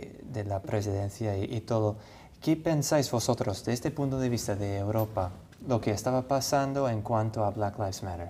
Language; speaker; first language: Spanish; non-native, fluent; English